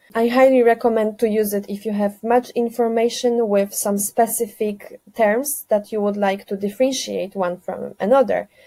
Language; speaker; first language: English; non-native, fluent; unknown